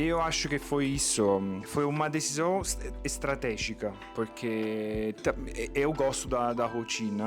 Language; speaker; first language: Portuguese; non-native, fluent; Italian